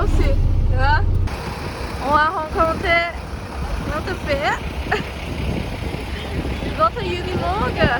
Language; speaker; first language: French; non-native, learner; Chinese